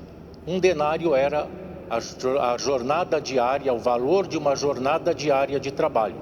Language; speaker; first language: Portuguese; native; Portuguese